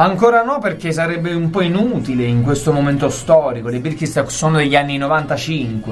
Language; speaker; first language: Italian; native; Italian